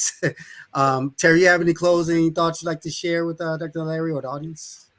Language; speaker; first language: English; native; English